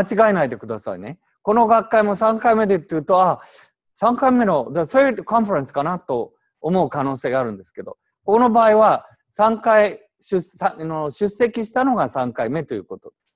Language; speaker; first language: Japanese; native; Japanese